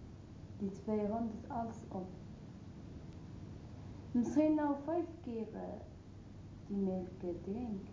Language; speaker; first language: Dutch; non-native, learner; Arabic